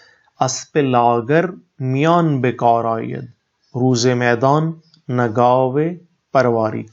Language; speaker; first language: Persian; non-native, fluent; Urdu